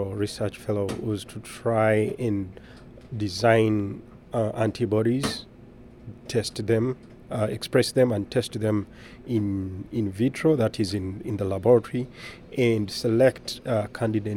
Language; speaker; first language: English; non-native, local second language; Ganda